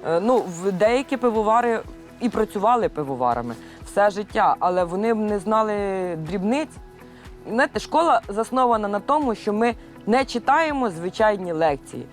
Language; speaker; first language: Ukrainian; native; Ukrainian